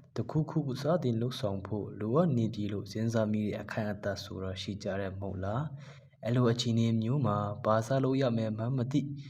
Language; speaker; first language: Burmese; non-native, local second language; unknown